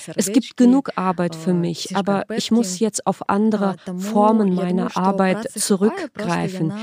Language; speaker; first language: German; non-native, fluent; Belarusian